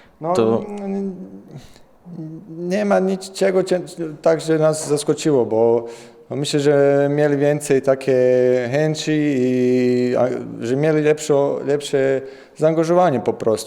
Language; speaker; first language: Polish; non-native, learner; Bosnian